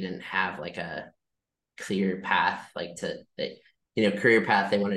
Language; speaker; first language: English; native; English